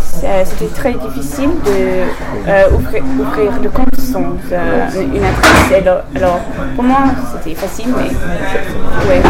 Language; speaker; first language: French; non-native, learner; English